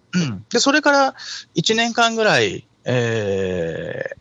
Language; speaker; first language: Japanese; native; Japanese